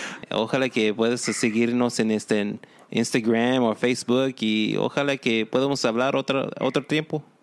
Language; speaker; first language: Spanish; non-native, learner; English